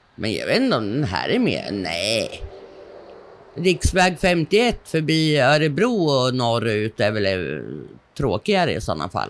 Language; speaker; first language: Swedish; native; Swedish